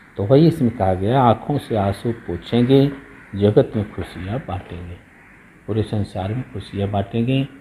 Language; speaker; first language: Hindi; native; Hindi